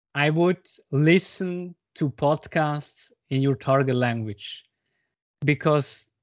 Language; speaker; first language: English; non-native, fluent; Swiss German